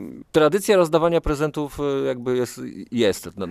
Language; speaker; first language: Polish; native; Polish